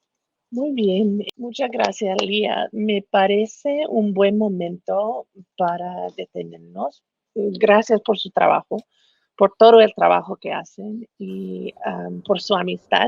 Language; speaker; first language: Spanish; non-native, fluent; English